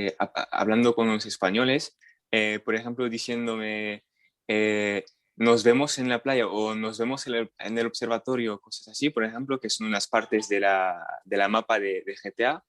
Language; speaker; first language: Spanish; non-native, fluent; French